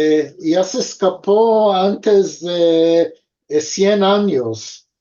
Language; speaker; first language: Spanish; early bilingual, heritage; Ladino